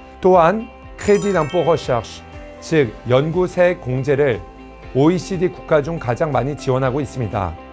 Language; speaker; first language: Korean; early bilingual, heritage; Korean